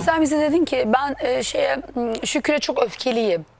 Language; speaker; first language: Turkish; native; Turkish